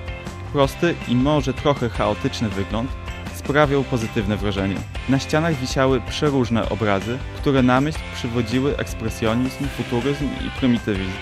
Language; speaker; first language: Polish; native; Polish